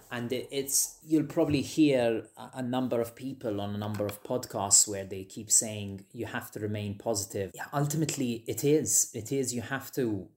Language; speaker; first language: English; non-native, fluent; Maltese